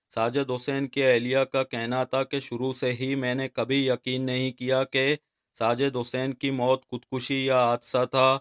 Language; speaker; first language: Urdu; non-native, local second language; Baluchi